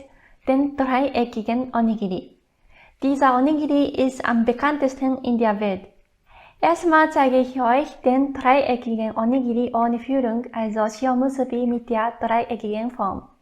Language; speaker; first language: German; non-native, fluent; Japanese